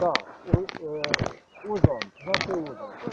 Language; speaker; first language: Polish; non-native, learner; Slovenian